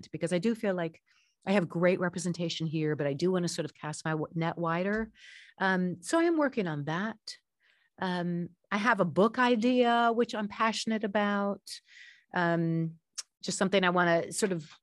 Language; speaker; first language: English; native; English